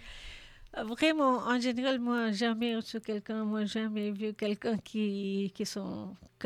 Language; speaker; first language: French; non-native, learner; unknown